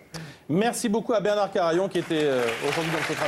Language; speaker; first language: French; native; French